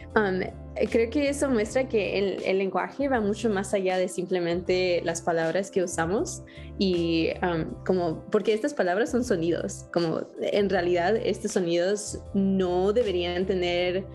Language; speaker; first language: Spanish; early bilingual, heritage; Spanish